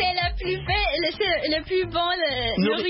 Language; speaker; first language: French; non-native, learner; Arabic